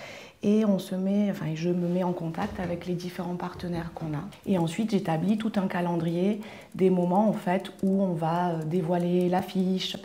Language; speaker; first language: French; native; French